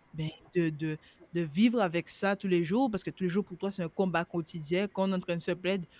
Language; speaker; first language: French; native; French